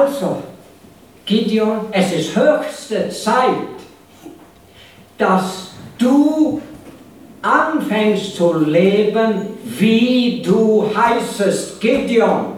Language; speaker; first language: German; non-native, fluent; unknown